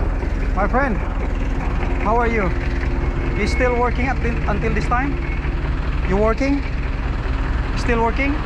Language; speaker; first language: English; non-native, local second language; Filipino